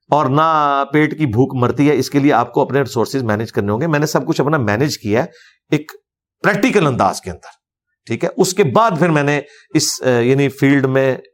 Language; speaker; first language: Urdu; non-native, local second language; Punjabi